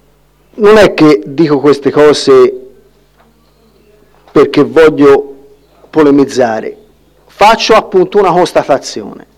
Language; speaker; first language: Italian; native; Italian